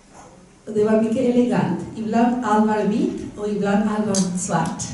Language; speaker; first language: Swedish; non-native, fluent; Spanish